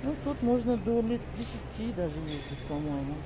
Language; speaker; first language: Russian; non-native, local second language; Kazakh